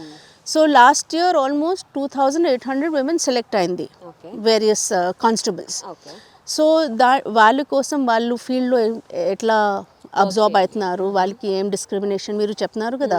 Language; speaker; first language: Telugu; non-native, local second language; Hindi